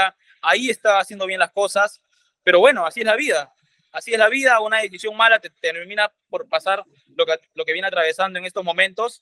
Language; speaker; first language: Spanish; native; Spanish